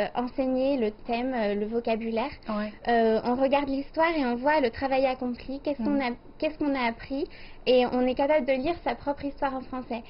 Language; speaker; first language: French; native; French